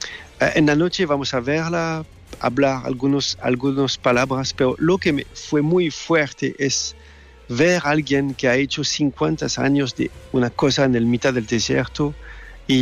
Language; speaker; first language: Spanish; non-native, learner; French